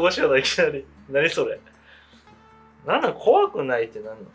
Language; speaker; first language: Japanese; native; Japanese